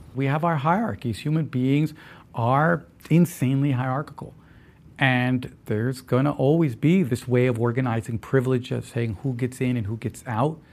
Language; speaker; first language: English; early bilingual, other home language; Spanish